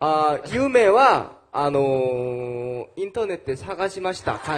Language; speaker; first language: Japanese; non-native, learner; Korean